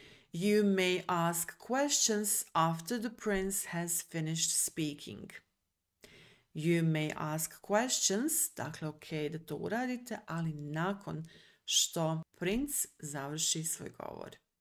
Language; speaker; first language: English; non-native, fluent; Serbian